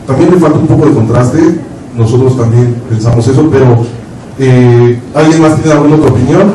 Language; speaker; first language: Spanish; native; Spanish